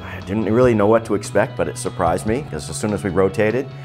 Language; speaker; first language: English; native; English